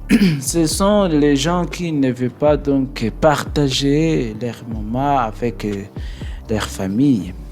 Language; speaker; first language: French; non-native, learner; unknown